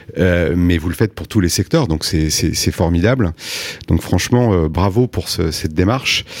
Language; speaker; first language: French; native; French